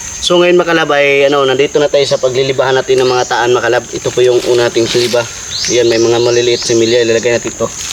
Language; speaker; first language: Filipino; non-native, local second language; Cebuano